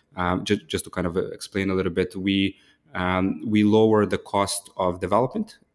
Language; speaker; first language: English; early bilingual, other home language; Ukrainian